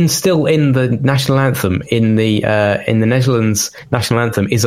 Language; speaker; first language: English; native; English